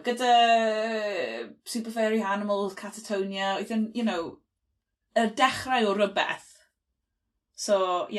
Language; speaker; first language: Welsh; non-native, local second language; English